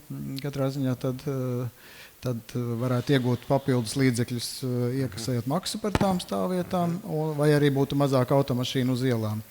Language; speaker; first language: Latvian; native; Latvian